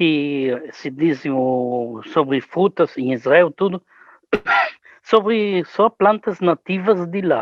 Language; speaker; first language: Portuguese; non-native, learner; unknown